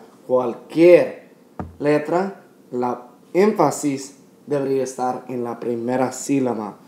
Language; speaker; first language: Spanish; non-native, fluent; English